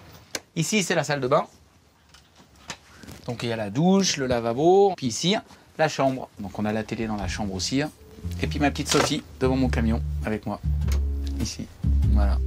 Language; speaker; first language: French; native; French